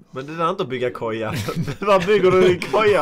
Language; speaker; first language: Swedish; native; Swedish